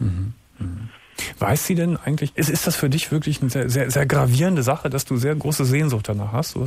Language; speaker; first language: German; native; German